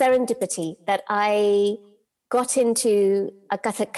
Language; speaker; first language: English; native; English